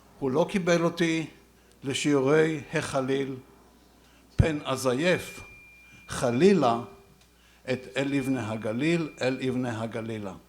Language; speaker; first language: Hebrew; native; Hebrew